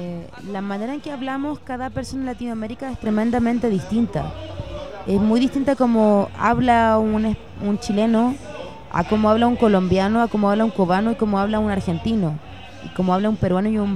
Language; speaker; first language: Spanish; early bilingual, heritage; Spanish